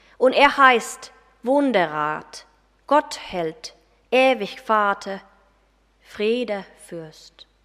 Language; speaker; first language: German; non-native, fluent; Finnish